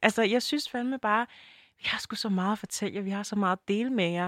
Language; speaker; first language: Danish; early bilingual, other home language; French